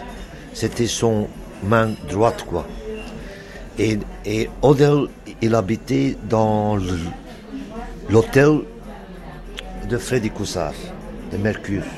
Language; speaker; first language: French; non-native, local second language; Dutch